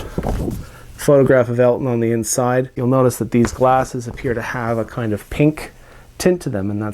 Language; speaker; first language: English; native; English